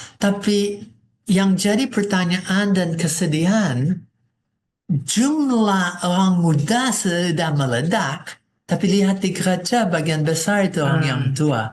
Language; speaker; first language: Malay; non-native, fluent; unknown